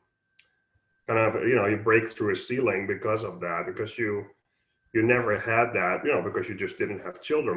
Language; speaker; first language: English; non-native, fluent; Dutch